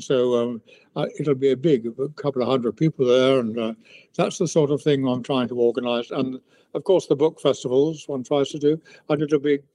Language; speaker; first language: English; native; English